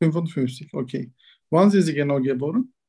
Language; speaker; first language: German; non-native, learner; Turkish